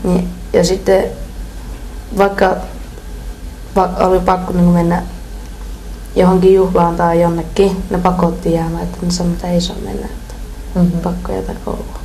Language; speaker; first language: Finnish; early bilingual, other home language; Persian